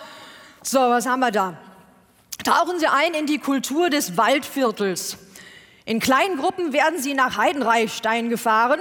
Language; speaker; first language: German; native; German